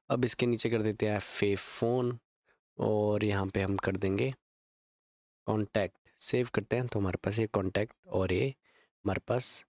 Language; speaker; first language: Hindi; native; Hindi